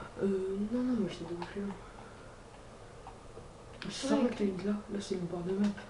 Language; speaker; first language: French; native; French